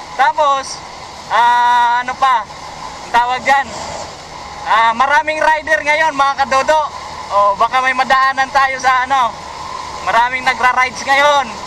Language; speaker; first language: Filipino; non-native, local second language; Cebuano